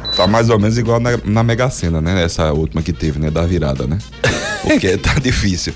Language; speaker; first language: Portuguese; native; Portuguese